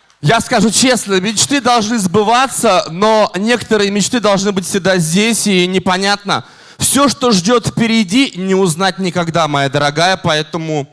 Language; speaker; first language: Russian; native; Russian